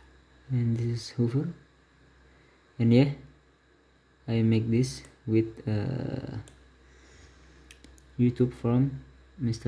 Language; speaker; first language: English; non-native, learner; Indonesian